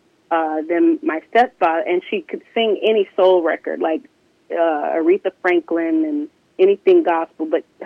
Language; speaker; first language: English; native; English